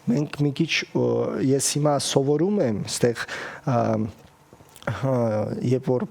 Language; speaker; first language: Armenian; early bilingual, heritage; Russian